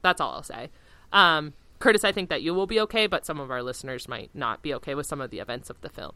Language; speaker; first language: English; native; English